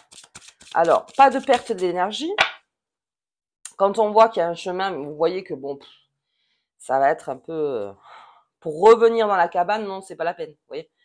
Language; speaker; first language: French; native; French